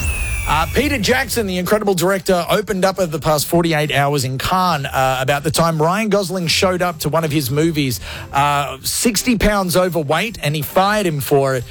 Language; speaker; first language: English; native; English